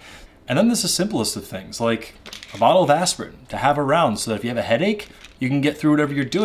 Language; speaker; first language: English; native; English